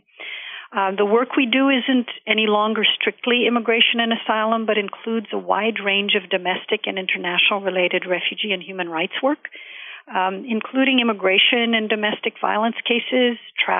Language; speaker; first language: English; non-native, local second language; Urdu